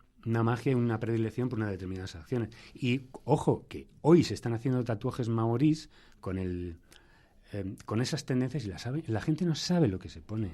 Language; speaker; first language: Spanish; native; Spanish